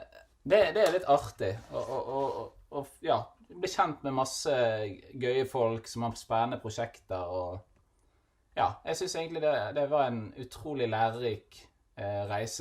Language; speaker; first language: Norwegian; native; Norwegian